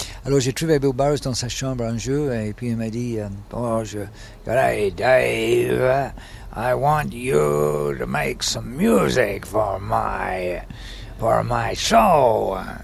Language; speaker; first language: French; non-native, fluent; English